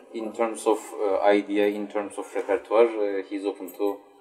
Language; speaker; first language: English; non-native, fluent; Turkish